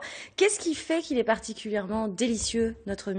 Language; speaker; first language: French; native; French